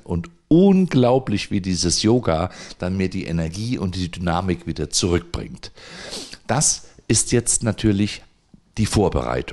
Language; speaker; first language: German; native; German